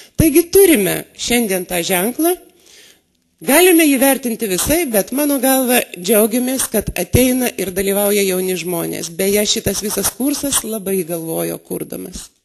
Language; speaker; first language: Lithuanian; native; Lithuanian